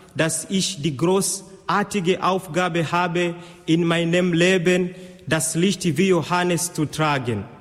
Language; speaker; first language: German; non-native, fluent; Swahili